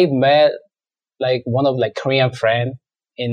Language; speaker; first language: English; non-native, learner; Korean